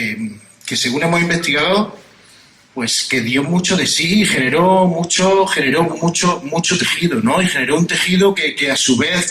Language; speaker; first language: Spanish; native; Spanish